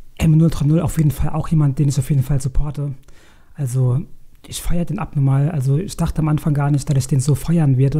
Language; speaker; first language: German; native; German